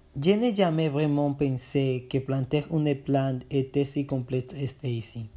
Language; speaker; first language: French; non-native, learner; Spanish